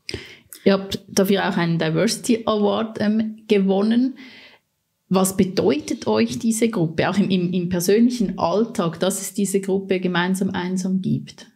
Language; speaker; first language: German; native; German